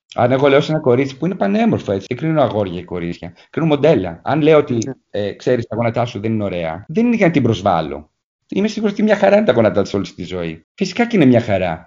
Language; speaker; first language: Greek; native; Greek